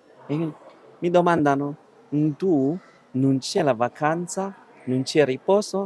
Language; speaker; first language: Italian; non-native, learner; Chinese